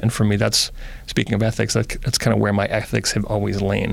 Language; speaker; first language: English; native; English